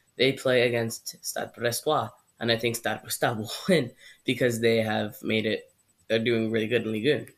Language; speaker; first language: English; native; English